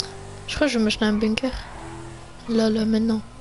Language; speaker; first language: French; native; French